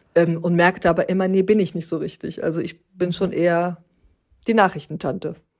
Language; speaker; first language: German; early bilingual, other home language; Turkish